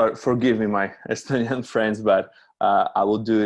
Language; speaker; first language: English; non-native, fluent; Polish